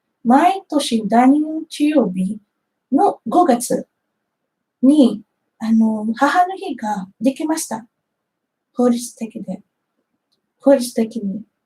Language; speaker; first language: Japanese; non-native, fluent; Filipino